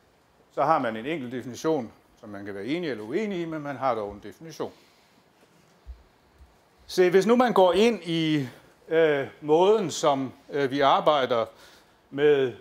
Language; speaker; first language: Danish; native; Danish